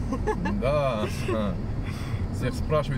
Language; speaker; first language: Russian; non-native, learner; Turkish